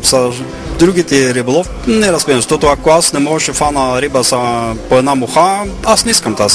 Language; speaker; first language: Bulgarian; non-native, fluent; Norwegian